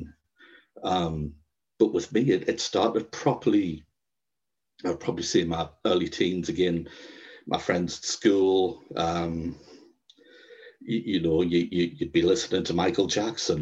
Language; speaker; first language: English; native; English